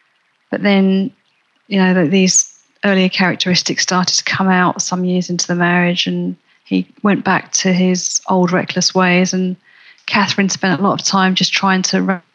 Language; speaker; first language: English; native; English